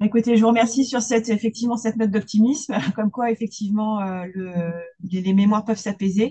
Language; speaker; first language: French; native; French